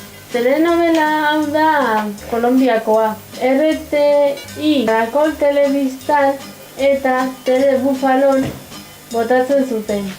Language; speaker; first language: Basque; non-native, local second language; Spanish